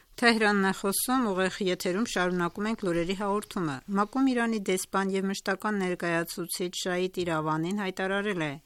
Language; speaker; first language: Armenian; native; Armenian